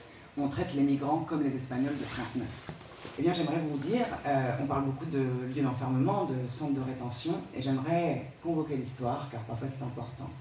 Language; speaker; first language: French; native; French